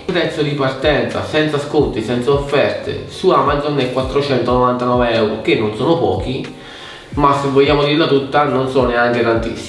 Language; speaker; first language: Italian; native; Italian